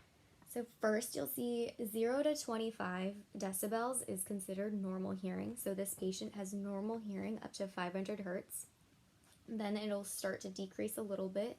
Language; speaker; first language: English; native; English